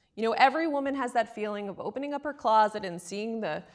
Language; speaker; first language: English; native; English